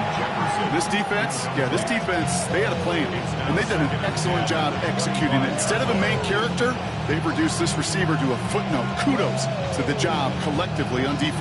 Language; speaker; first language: English; native; English